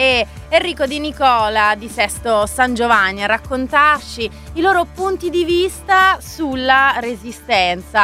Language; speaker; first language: Italian; native; Italian